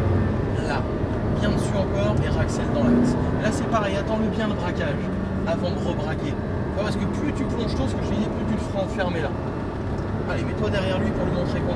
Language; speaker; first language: French; native; French